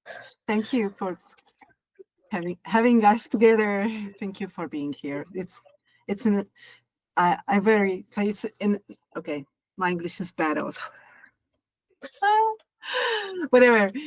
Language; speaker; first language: English; non-native, learner; Hungarian